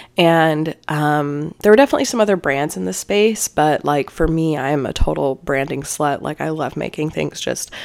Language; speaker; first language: English; native; English